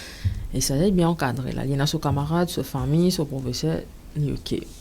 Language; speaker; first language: French; non-native, local second language; Morisyen